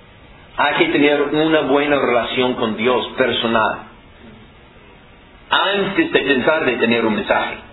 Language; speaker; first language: Spanish; non-native, fluent; English